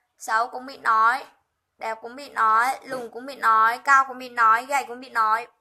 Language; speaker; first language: Vietnamese; non-native, local second language; Hmong